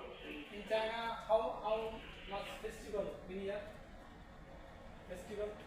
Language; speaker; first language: English; non-native, learner; Bangla